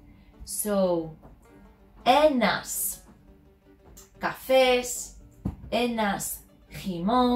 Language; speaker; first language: Greek; non-native, learner; English